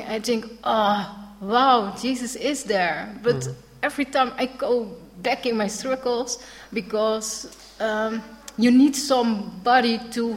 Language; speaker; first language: English; non-native, learner; Dutch